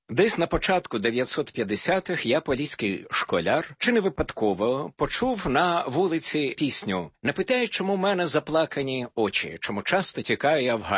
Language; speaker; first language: Ukrainian; native; Ukrainian